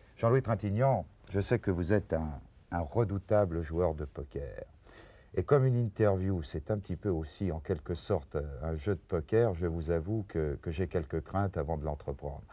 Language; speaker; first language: French; native; French